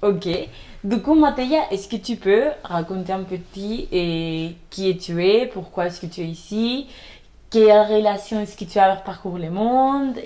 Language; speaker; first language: French; non-native, fluent; Spanish